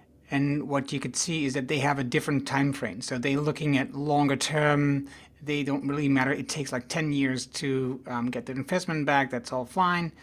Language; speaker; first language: English; non-native, fluent; Dutch